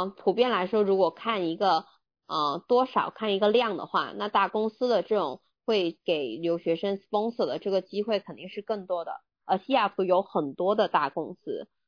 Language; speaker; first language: Chinese; native; Chinese